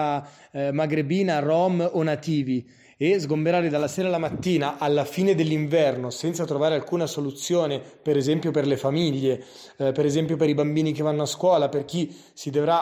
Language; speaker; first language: Italian; native; Italian